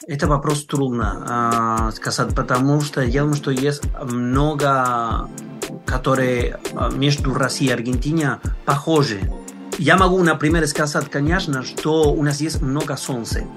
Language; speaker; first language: Russian; non-native, learner; Spanish